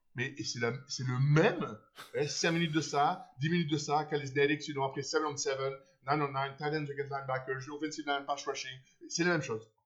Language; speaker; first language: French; native; French